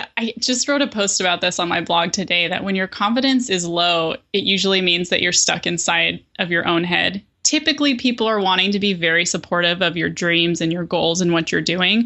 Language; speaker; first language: English; native; English